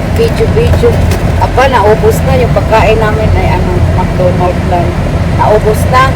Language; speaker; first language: Filipino; non-native, local second language; Cebuano